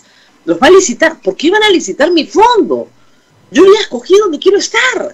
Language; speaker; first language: Spanish; native; Spanish